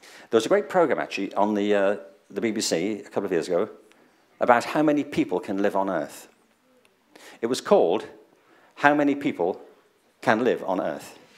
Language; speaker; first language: English; native; English